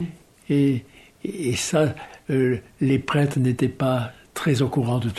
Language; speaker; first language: French; native; French